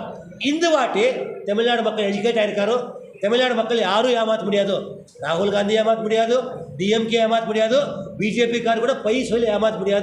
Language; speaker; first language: Tamil; non-native, learner; Kannada